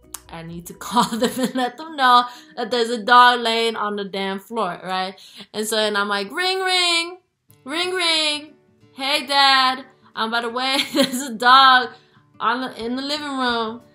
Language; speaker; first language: English; early bilingual, other home language; Spanish